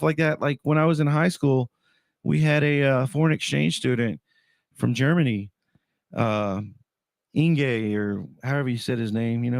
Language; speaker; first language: English; native; English